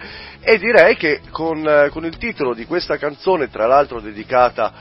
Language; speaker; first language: Italian; native; Italian